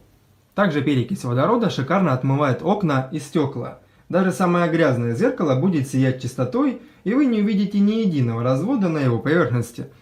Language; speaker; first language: Russian; native; Russian